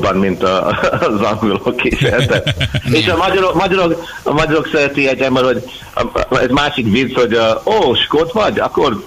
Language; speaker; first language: Hungarian; non-native, learner; English